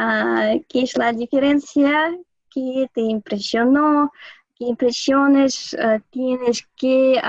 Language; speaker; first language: Spanish; non-native, fluent; Russian